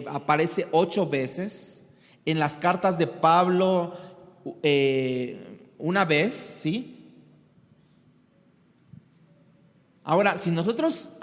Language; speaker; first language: Spanish; native; Spanish